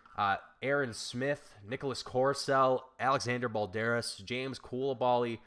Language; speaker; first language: English; native; English